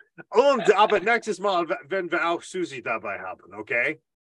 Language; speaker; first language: German; non-native, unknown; English